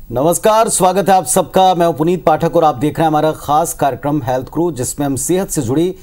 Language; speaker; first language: Hindi; native; Hindi